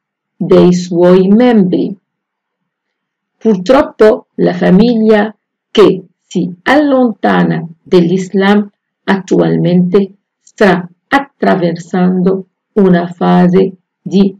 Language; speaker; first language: Italian; non-native, fluent; Arabic